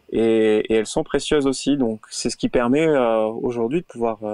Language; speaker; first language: French; native; French